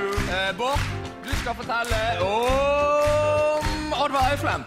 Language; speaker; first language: Norwegian; native; Norwegian